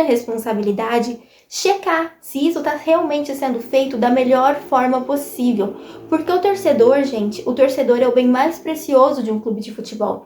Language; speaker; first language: Portuguese; native; Portuguese